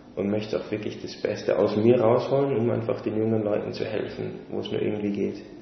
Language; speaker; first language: German; native; German